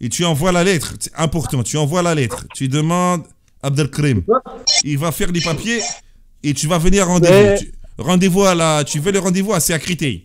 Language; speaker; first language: French; native; French